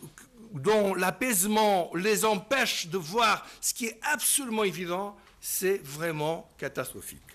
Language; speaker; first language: French; non-native, fluent; Portuguese